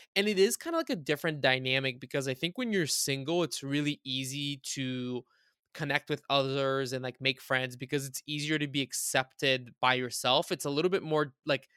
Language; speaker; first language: English; early bilingual, other home language; Bulgarian